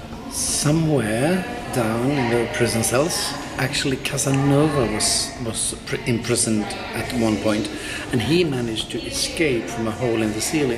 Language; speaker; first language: English; non-native, fluent; Swedish